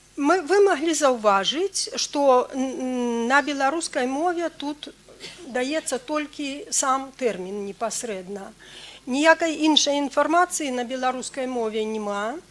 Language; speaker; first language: Belarusian; native; Belarusian